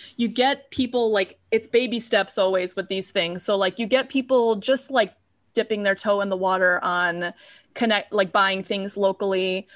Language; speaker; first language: English; native; English